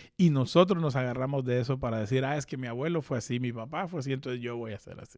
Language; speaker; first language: Spanish; early bilingual, heritage; Spanish